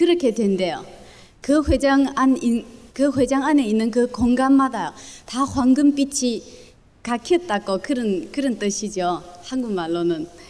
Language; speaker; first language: Korean; early bilingual, other home language; Chinese